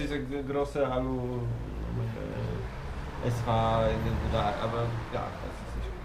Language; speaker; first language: German; non-native, learner; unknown